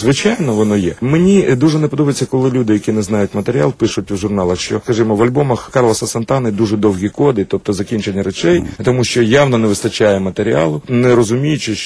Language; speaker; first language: Ukrainian; native; Ukrainian